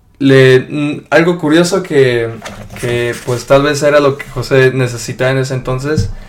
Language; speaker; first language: Spanish; early bilingual, heritage; Spanish